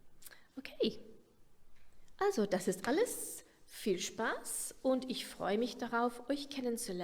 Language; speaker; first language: German; non-native, fluent; English